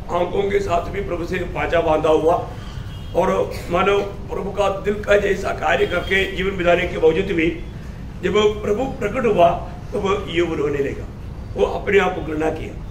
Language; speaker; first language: Hindi; non-native, local second language; Malayalam